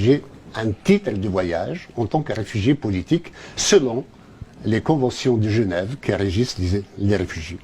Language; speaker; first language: French; non-native, local second language; Kabyle